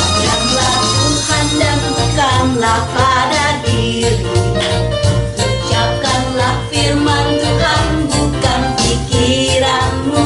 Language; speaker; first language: Indonesian; native; Indonesian